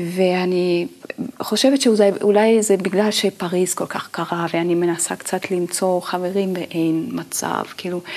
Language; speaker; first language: Hebrew; non-native, fluent; Italian